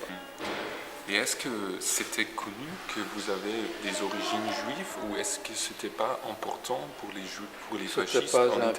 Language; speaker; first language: French; non-native, fluent; German